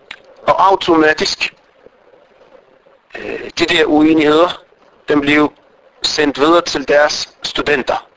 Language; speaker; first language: Danish; non-native, fluent; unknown